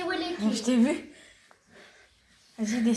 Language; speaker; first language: French; native; French